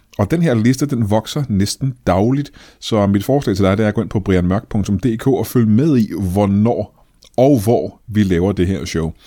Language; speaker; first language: Danish; native; Danish